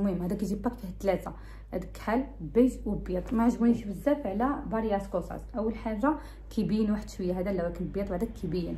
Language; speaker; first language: Arabic; early bilingual, heritage; Arabic